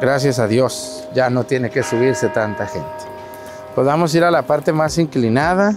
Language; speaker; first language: Spanish; native; Spanish